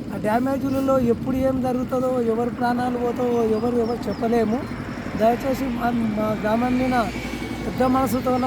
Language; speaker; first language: Telugu; native; Telugu